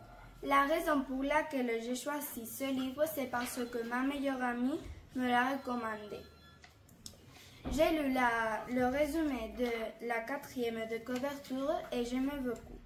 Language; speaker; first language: French; non-native, learner; Catalan